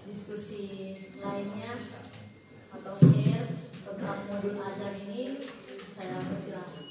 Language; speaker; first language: Indonesian; native; Indonesian